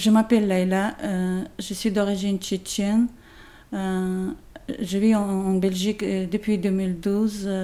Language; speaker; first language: French; non-native, learner; Chechen